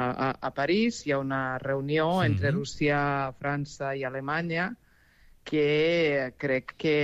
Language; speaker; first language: Catalan; non-native, fluent; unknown